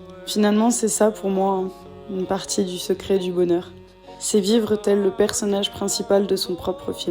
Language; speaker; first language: French; native; French